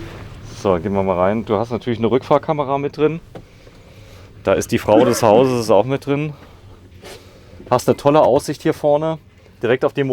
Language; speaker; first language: German; native; German